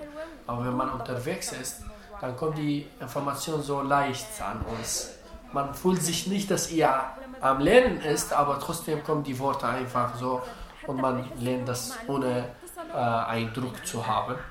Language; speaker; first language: German; non-native, learner; Arabic